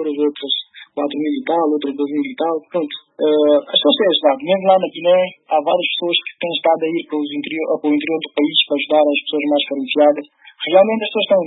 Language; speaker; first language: Portuguese; early bilingual, other home language; Upper Guinea Crioulo